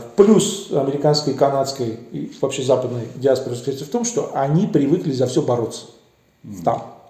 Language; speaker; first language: Russian; early bilingual, other home language; Armenian